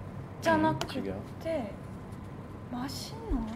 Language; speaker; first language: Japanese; non-native, fluent; Korean